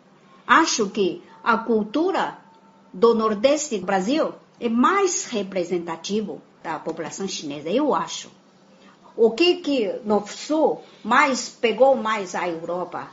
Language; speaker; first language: Portuguese; non-native, fluent; Chinese